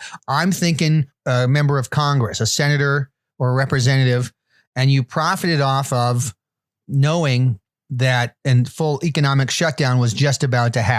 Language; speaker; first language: English; native; English